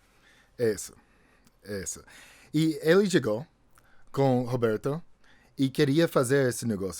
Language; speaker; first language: Portuguese; non-native, fluent; English